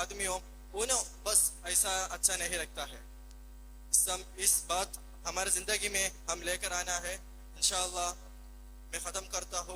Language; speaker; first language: Hindi; non-native, local second language; Malayalam